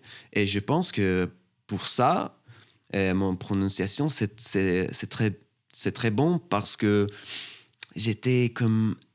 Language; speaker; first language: French; non-native, fluent; Swedish